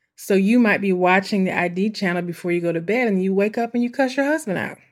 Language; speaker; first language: English; native; English